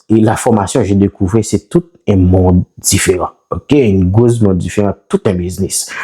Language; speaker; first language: French; non-native, local second language; Haitian Creole